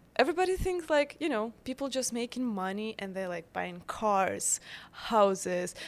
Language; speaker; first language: English; non-native, fluent; Russian